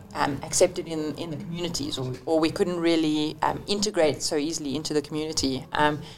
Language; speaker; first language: English; native; English